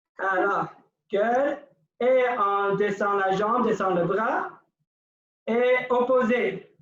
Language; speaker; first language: French; non-native, local second language; English